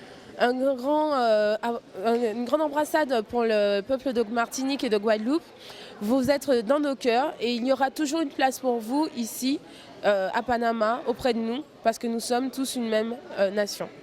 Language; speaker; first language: French; native; French